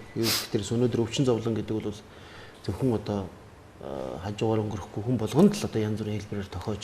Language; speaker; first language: Mongolian; native; Mongolian